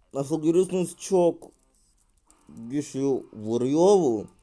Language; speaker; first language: Turkish; non-native, learner; Russian